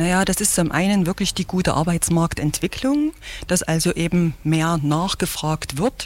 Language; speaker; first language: German; native; German